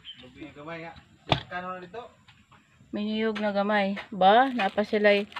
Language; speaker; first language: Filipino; non-native, local second language; Cebuano